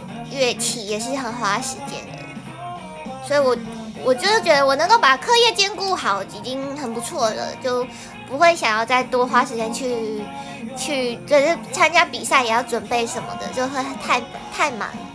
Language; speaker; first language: Chinese; native; Chinese